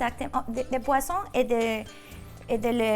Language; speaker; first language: French; non-native, fluent; Spanish